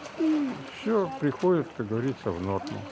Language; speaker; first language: Russian; native; Russian